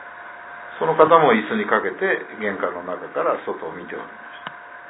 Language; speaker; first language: Japanese; native; Japanese